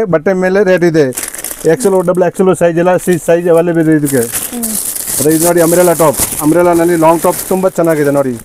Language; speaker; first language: Kannada; non-native, local second language; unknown